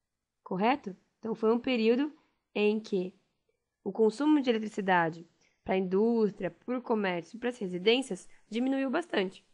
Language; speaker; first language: Portuguese; native; Portuguese